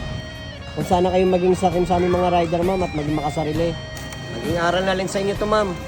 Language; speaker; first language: Filipino; native; Filipino